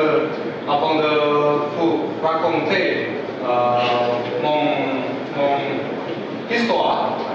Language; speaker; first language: French; non-native, learner; Indonesian